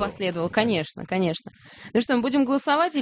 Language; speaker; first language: Russian; native; Russian